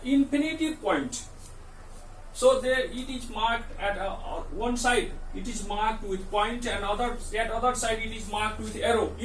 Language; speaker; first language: English; non-native, local second language; Nepali